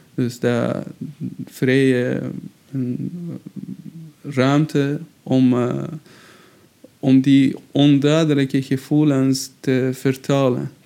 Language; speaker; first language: Dutch; non-native, fluent; Persian